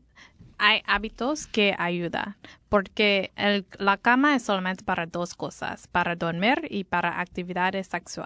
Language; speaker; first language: Spanish; non-native, learner; English